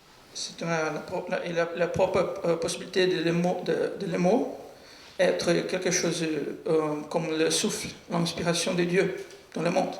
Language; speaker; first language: French; non-native, learner; Portuguese